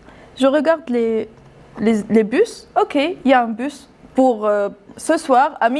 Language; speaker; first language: French; non-native, local second language; Arabic